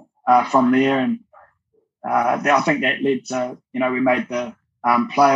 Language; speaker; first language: English; native; English